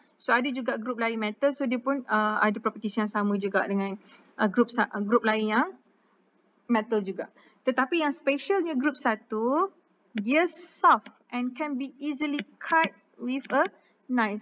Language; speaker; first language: Malay; native; Malay